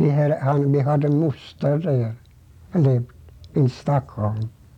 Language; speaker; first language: English; non-native, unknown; Swedish